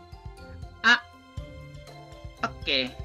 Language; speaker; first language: Japanese; non-native, learner; Spanish